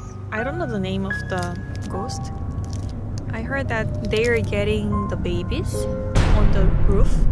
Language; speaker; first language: English; non-native, local second language; Korean